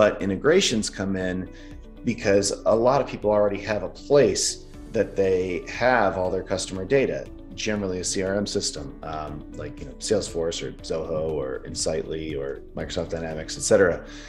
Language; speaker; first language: English; native; English